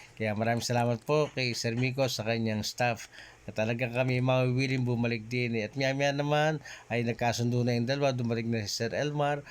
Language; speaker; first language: Filipino; native; Filipino